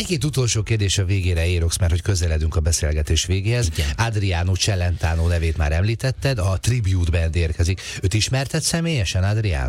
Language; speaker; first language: Hungarian; native; Hungarian